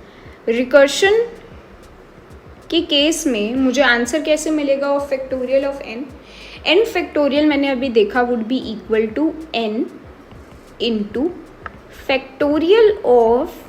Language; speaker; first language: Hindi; native; Hindi